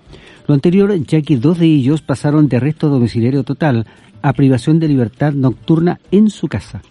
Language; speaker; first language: Spanish; native; Spanish